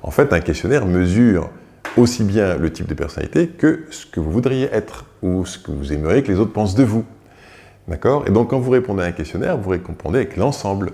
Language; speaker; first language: French; native; French